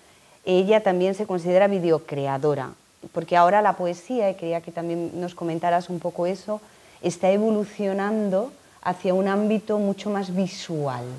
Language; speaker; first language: Spanish; native; Spanish